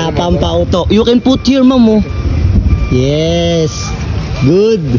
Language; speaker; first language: English; non-native, learner; Filipino